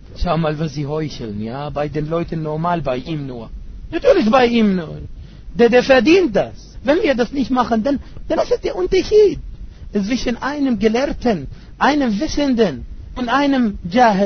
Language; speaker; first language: German; non-native, fluent; Arabic